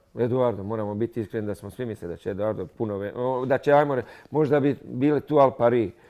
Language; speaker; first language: Croatian; native; Croatian